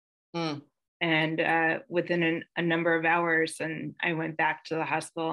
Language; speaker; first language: English; native; English